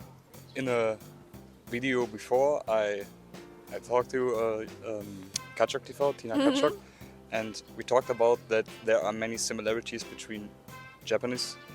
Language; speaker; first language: English; non-native, learner; German